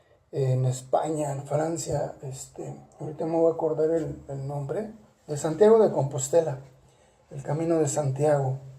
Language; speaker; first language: Spanish; native; Spanish